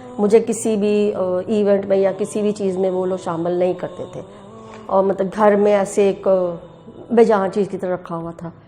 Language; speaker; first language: Urdu; native; Urdu